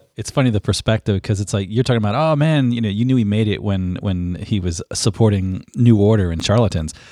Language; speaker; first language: English; native; English